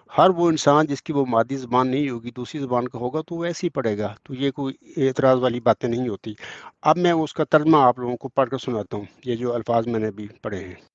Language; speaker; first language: Urdu; non-native, local second language; Punjabi